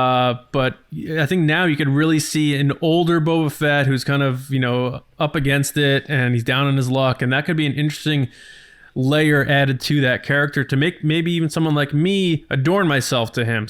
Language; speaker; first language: English; native; English